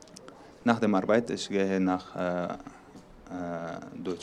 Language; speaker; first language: German; non-native, learner; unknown